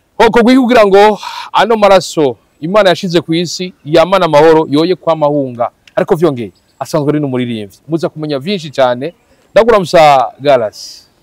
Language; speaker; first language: Rundi; native; Rundi